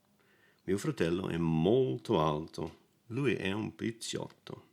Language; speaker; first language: Italian; non-native, learner; English